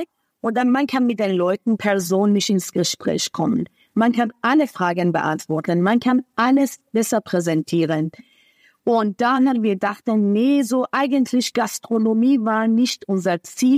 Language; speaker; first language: German; non-native, fluent; Persian